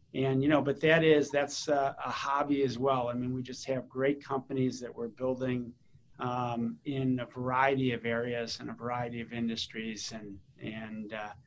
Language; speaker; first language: English; native; English